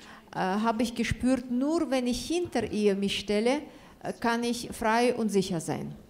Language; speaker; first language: German; non-native, fluent; Russian